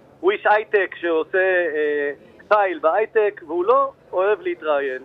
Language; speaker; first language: Hebrew; native; Hebrew